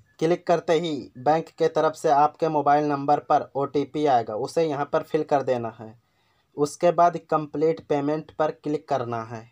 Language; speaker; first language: Hindi; native; Hindi